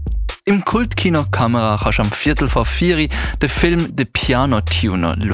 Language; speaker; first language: German; native; German